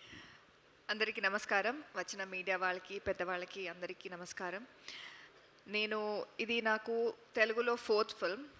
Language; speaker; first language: Telugu; non-native, local second language; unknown